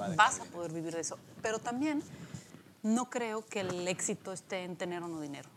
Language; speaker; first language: Spanish; early bilingual, other home language; Polish